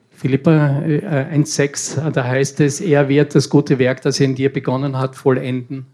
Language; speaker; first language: German; native; German